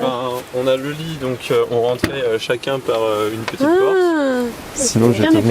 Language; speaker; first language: French; native; French